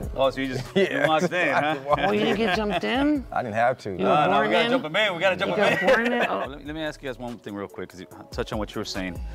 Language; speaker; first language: English; native; English